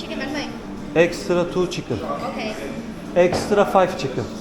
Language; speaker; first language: English; non-native, learner; Turkish